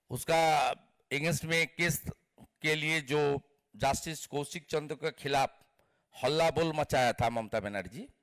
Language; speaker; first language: Hindi; non-native, local second language; Bangla